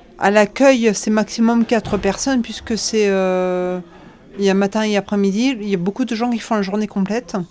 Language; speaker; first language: French; native; French